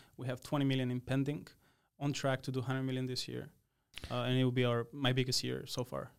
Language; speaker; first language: English; non-native, fluent; Macedonian